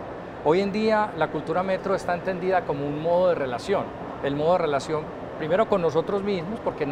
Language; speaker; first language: Spanish; native; Spanish